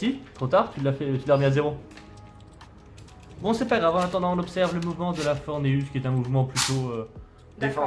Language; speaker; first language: French; native; French